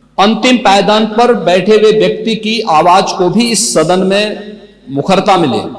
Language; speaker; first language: Hindi; native; Hindi